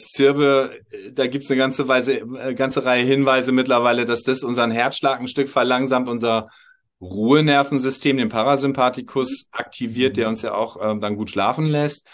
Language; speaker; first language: German; native; German